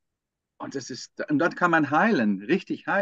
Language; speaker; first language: German; non-native, fluent; Dutch